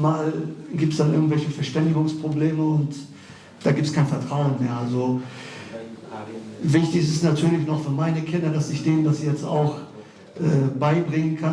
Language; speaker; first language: German; early bilingual, other home language; Kurdish